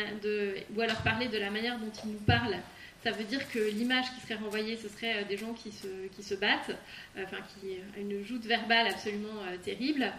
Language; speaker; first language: French; native; French